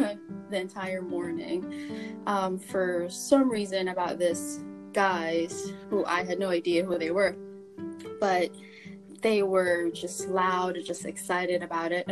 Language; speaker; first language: English; non-native, local second language; Filipino